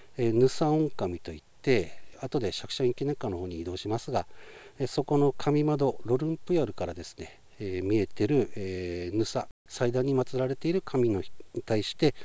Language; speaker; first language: Japanese; native; Japanese